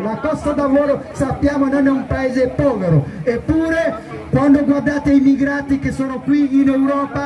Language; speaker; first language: Italian; non-native, fluent; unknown